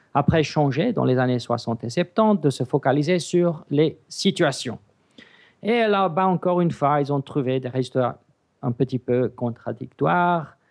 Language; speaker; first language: French; non-native, fluent; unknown